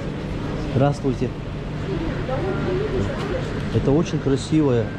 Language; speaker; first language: Russian; non-native, learner; Turkish